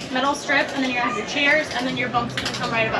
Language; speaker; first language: English; native; English